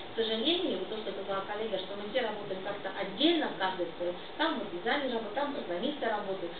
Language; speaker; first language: Russian; non-native, local second language; Ukrainian